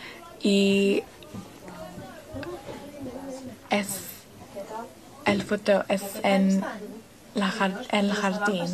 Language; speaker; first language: Spanish; non-native, learner; English